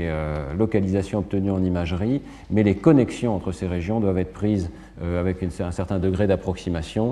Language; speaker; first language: French; native; French